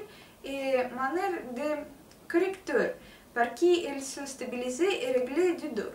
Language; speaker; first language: French; non-native, learner; Russian